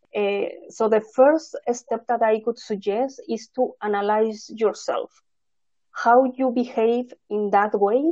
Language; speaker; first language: English; non-native, fluent; Spanish